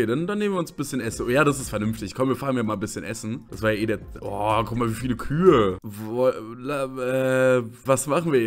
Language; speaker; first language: German; native; German